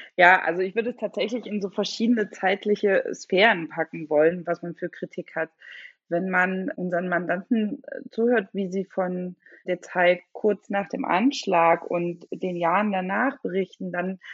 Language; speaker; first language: German; native; German